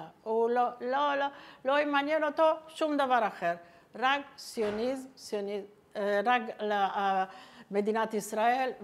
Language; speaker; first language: Hebrew; non-native, fluent; Italian